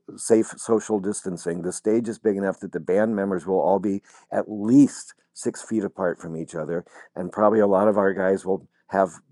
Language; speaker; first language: English; native; English